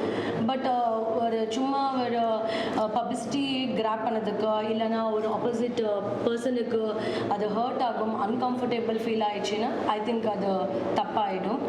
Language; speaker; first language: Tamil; non-native, learner; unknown